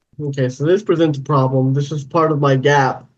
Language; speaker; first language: English; native; English